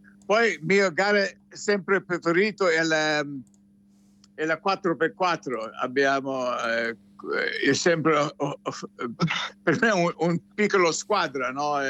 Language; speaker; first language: Italian; non-native, fluent; English